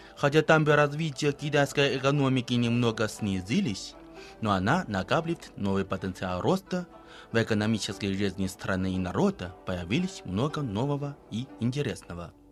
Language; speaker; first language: Russian; non-native, fluent; Chinese